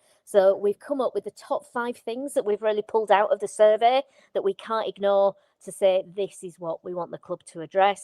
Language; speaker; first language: English; native; English